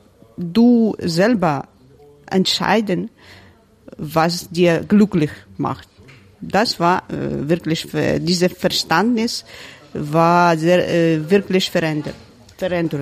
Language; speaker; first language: German; non-native, learner; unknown